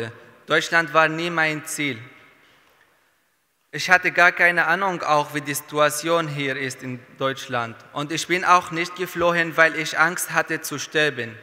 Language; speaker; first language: German; non-native, fluent; Arabic